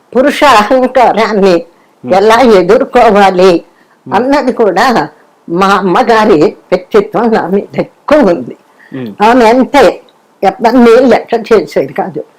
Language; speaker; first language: Telugu; non-native, local second language; Kannada